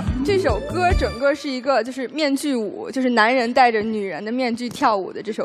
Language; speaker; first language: Chinese; native; Chinese